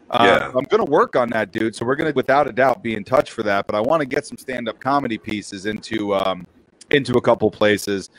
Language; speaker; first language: English; native; English